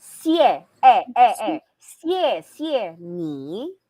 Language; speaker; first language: Chinese; non-native, learner; Filipino